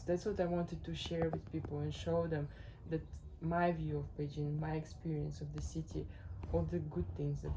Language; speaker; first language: English; non-native, fluent; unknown